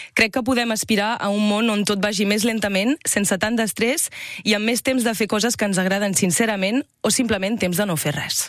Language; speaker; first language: Catalan; native; Catalan